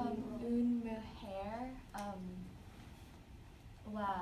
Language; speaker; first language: Spanish; non-native, learner; English